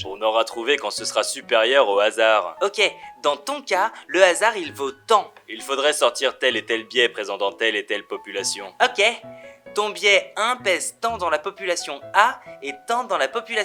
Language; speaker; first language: French; native; French